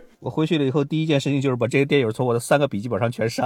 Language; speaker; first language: Chinese; native; Chinese